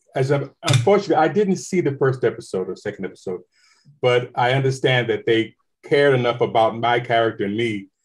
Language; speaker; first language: English; native; English